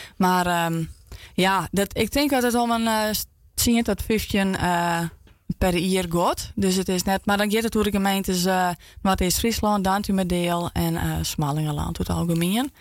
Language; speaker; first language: Dutch; non-native, local second language; Western Frisian